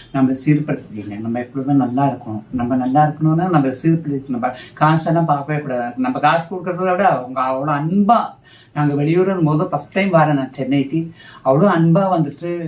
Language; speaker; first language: Tamil; non-native, local second language; Malayalam